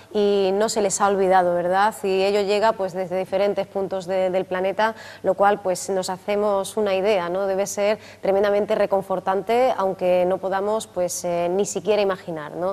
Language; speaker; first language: Spanish; native; Spanish